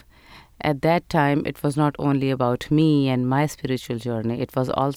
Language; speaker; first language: English; non-native, local second language; Urdu